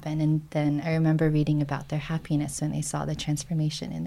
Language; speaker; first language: English; native; English